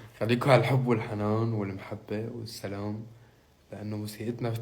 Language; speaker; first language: Arabic; native; Arabic